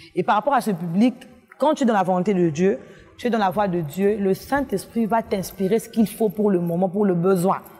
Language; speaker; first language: French; non-native, local second language; Lingala